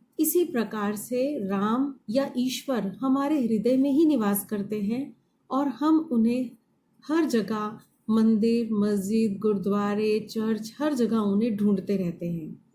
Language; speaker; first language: Hindi; native; Hindi